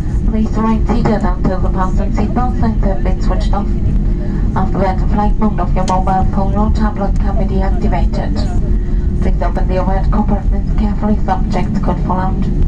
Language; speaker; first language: English; non-native, fluent; German